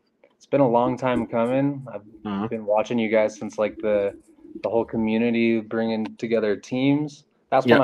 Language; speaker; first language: English; native; English